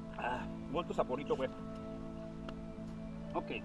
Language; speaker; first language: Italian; non-native, learner; Spanish